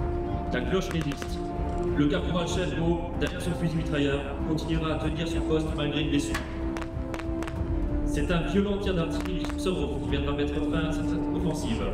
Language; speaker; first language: French; native; French